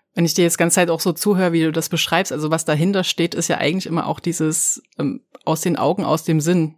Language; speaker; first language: German; native; German